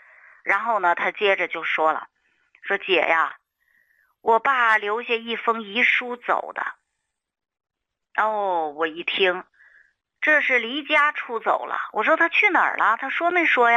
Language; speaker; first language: Chinese; native; Chinese